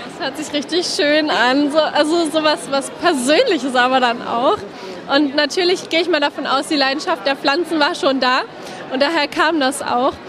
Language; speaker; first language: German; native; German